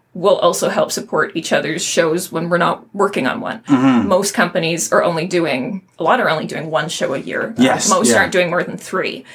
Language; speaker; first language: English; native; English